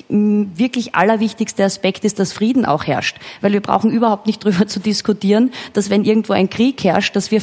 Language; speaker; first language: German; native; German